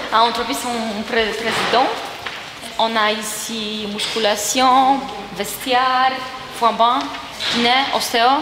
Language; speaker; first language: French; non-native, learner; Polish